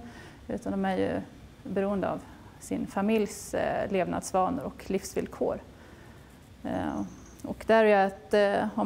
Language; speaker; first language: Swedish; native; Swedish